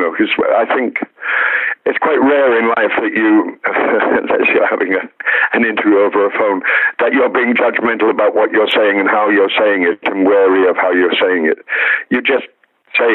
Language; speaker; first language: English; native; English